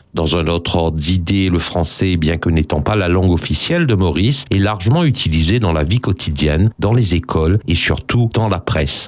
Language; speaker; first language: French; non-native, local second language; Morisyen